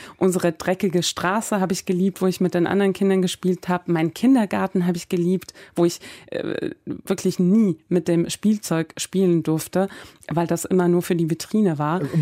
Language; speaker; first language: German; early bilingual, other home language; Persian